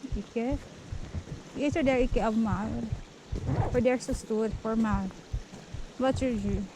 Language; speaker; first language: Norwegian; non-native, learner; Filipino